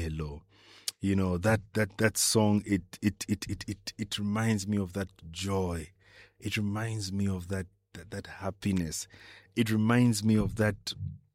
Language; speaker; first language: English; non-native, local second language; Bemba